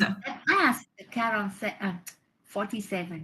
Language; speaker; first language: French; non-native, learner; Vietnamese